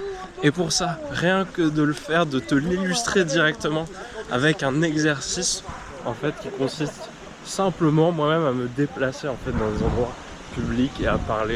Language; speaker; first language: French; native; French